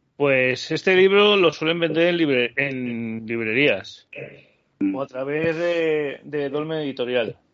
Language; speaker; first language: Spanish; native; Spanish